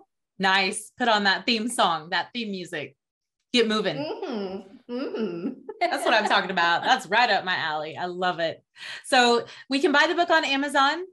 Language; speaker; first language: English; native; English